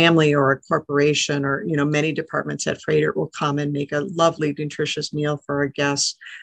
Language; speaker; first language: English; native; English